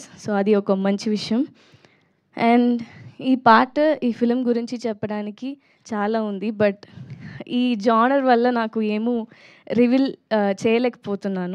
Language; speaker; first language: Telugu; non-native, learner; Tamil